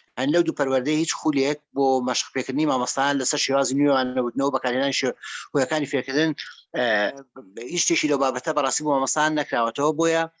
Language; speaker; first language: Central Kurdish; native; Central Kurdish